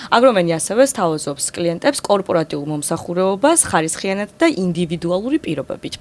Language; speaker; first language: Georgian; native; Georgian